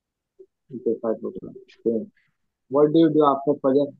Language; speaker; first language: English; non-native, learner; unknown